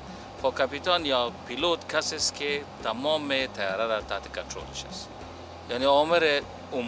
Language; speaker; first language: Persian; native; Persian